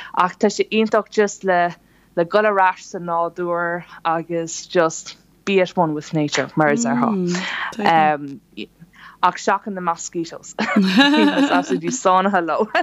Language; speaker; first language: Irish; non-native, local second language; English